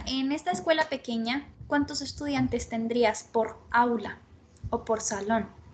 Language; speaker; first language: Spanish; native; Spanish